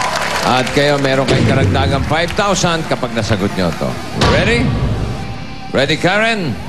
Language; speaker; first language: Filipino; native; Filipino